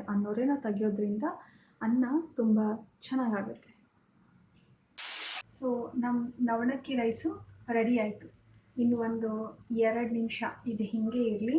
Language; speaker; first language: Kannada; native; Kannada